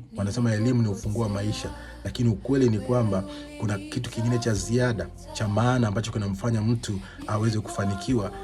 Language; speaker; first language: Swahili; native; Swahili